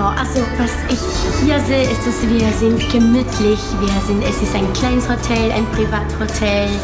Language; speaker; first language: German; non-native, fluent; Spanish